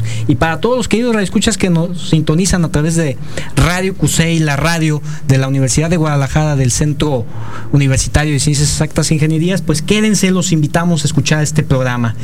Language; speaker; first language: Spanish; native; Spanish